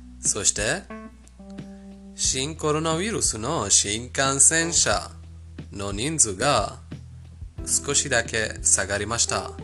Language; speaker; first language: Japanese; non-native, fluent; Persian